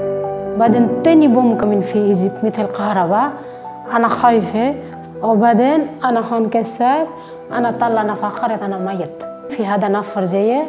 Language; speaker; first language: Arabic; non-native, learner; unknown